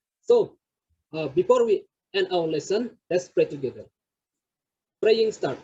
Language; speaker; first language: English; non-native, learner; Indonesian